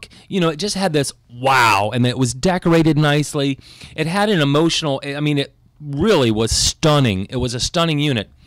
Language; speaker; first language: English; native; English